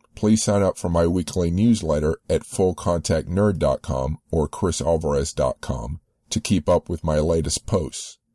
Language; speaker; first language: English; native; English